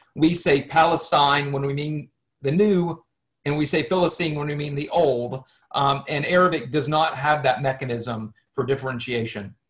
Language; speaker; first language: English; native; English